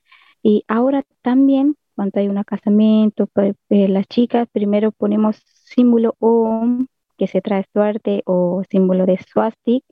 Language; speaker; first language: Spanish; non-native, learner; Hindi